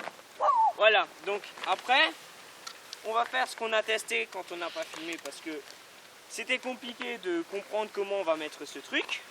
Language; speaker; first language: French; native; French